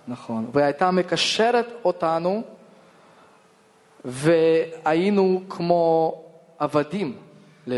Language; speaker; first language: Hebrew; non-native, fluent; Russian